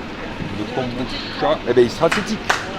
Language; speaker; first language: French; native; French